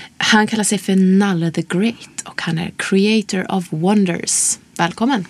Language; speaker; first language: Swedish; native; Swedish